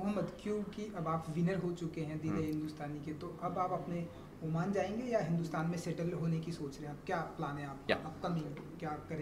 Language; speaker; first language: Hindi; native; Hindi